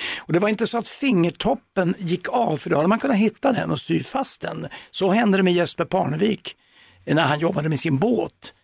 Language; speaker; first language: Swedish; native; Swedish